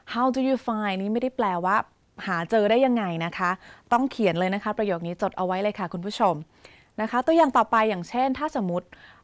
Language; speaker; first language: Thai; native; Thai